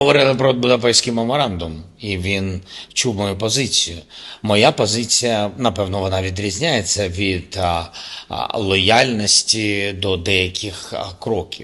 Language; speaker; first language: Ukrainian; non-native, local second language; Russian